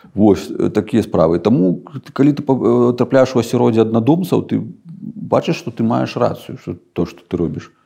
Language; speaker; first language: Belarusian; non-native, local second language; Russian